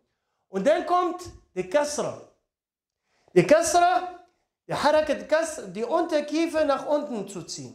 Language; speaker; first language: German; non-native, learner; Arabic